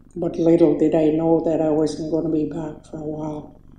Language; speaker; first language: English; native; English